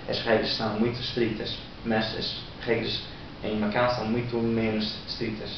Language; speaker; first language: Portuguese; non-native, learner; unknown